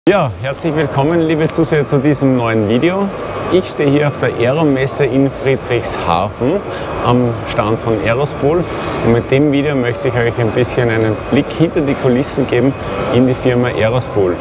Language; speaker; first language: German; native; German